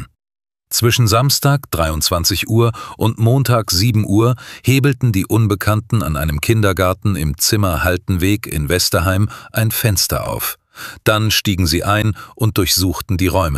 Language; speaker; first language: German; native; German